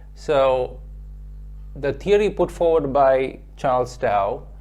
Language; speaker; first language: English; non-native, local second language; Malayalam